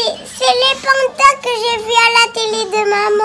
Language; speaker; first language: French; native; French